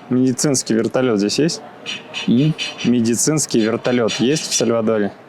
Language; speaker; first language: Russian; native; Russian